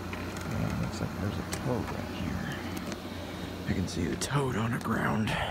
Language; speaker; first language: English; native; English